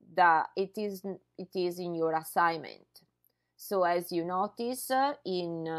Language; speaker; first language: English; non-native, fluent; Italian